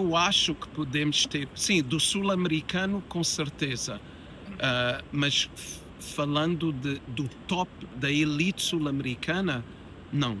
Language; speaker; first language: Portuguese; early bilingual, heritage; English